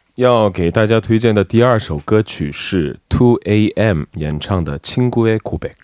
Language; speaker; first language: Chinese; non-native, fluent; Korean